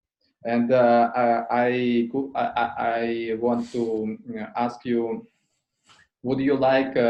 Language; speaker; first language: English; non-native, learner; Russian